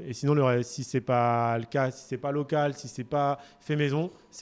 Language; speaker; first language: French; native; French